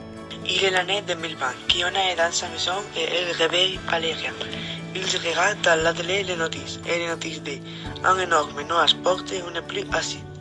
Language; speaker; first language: French; non-native, learner; Spanish